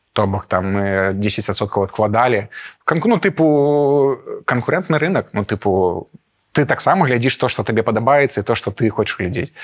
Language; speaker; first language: Belarusian; non-native, local second language; Russian